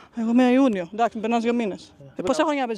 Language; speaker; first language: Greek; native; Greek